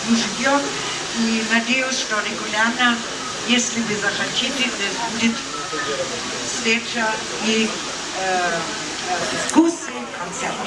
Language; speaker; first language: Russian; non-native, fluent; German